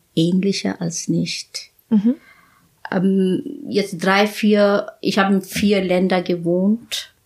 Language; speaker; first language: German; non-native, fluent; Bangla